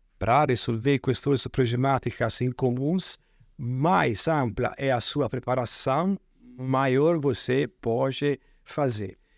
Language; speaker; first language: Portuguese; non-native, fluent; Italian